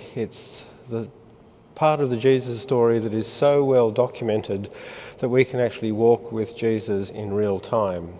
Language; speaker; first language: English; native; English